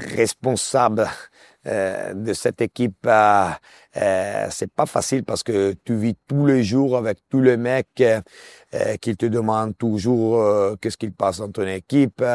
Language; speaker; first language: French; non-native, local second language; Italian